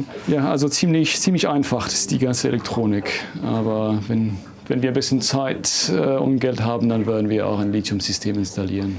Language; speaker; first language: German; non-native, fluent; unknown